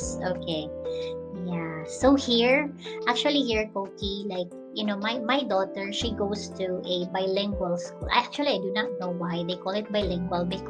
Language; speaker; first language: English; non-native, local second language; Filipino